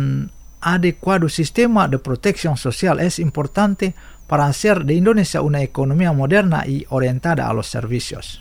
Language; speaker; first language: Spanish; non-native, fluent; Indonesian